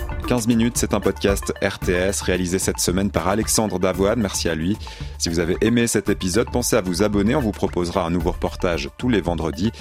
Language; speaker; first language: French; native; French